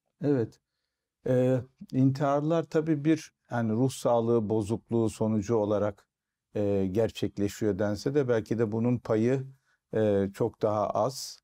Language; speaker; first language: Turkish; native; Turkish